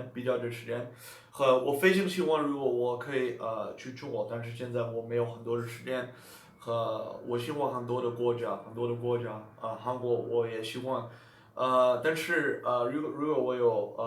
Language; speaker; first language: Chinese; non-native, learner; Dutch